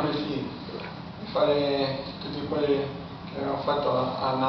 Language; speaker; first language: Italian; non-native, fluent; Spanish